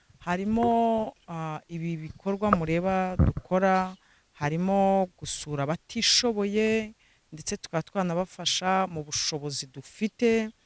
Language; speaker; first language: Kinyarwanda; native; Kinyarwanda